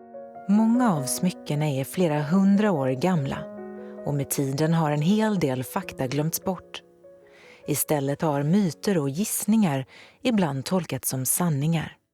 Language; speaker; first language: Swedish; native; Swedish